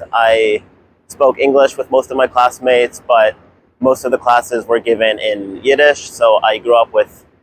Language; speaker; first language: English; native; English